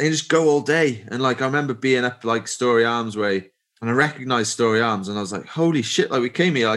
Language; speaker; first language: English; native; English